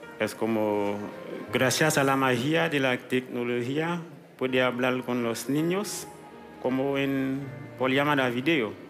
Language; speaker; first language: Spanish; non-native, learner; Haitian Creole